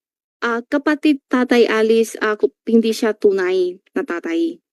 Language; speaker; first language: Filipino; non-native, learner; Chinese